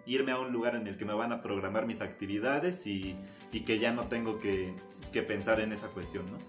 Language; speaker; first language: Spanish; native; Spanish